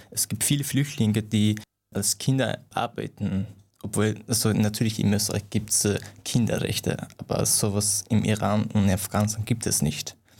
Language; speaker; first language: German; non-native, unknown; Persian